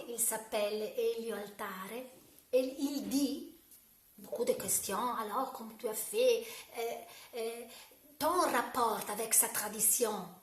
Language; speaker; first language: French; non-native, learner; Italian